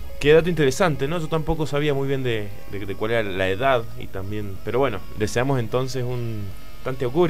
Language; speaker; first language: Spanish; native; Spanish